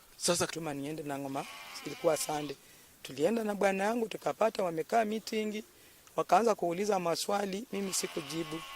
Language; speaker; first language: Swahili; non-native, local second language; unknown